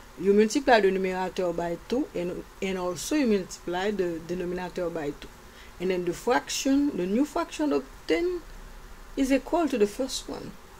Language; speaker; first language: English; non-native, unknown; Haitian Creole